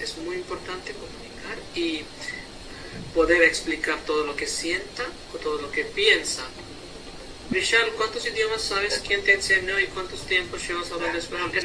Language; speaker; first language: Spanish; non-native, fluent; Hindi